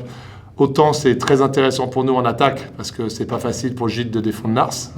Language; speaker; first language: French; native; French